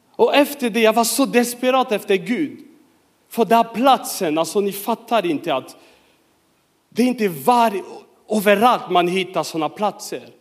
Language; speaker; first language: Swedish; non-native, fluent; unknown